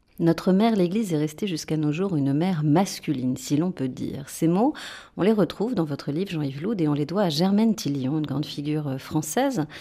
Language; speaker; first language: French; native; French